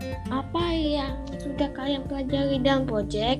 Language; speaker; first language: Indonesian; native; Indonesian